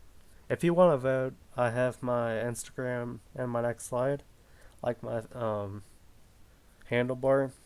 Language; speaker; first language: English; native; English